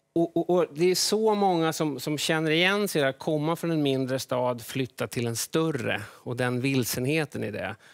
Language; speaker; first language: Swedish; native; Swedish